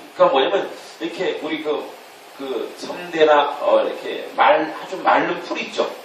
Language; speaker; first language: Korean; native; Korean